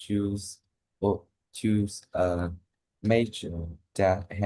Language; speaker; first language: English; non-native, learner; Vietnamese